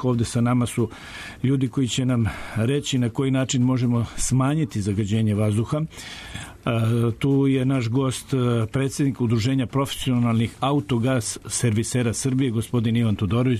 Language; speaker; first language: Serbian; native; Serbian